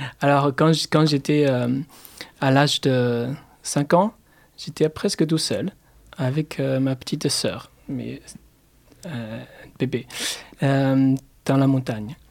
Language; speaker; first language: French; non-native, fluent; Chinese